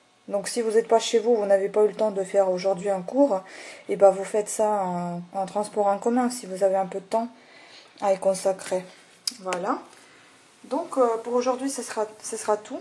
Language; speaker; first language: French; native; French